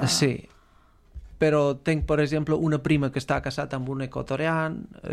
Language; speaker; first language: Catalan; non-native, fluent; Romanian